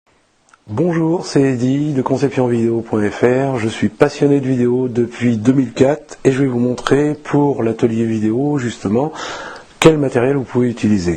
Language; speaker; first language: French; native; French